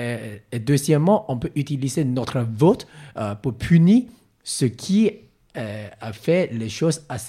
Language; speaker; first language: French; non-native, learner; Cantonese